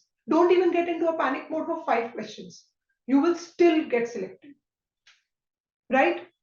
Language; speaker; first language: English; non-native, local second language; Hindi